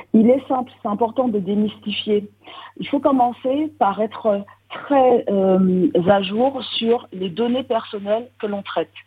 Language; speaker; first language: French; native; French